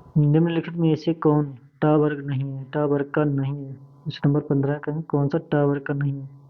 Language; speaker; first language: Hindi; native; Hindi